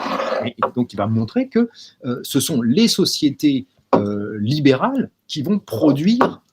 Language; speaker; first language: French; native; French